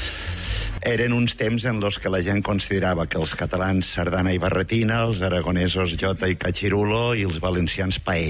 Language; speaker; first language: Catalan; native; Catalan